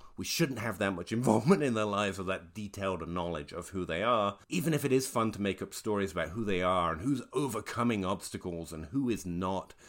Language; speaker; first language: English; native; English